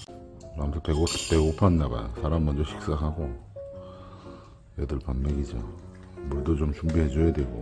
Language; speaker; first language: Korean; native; Korean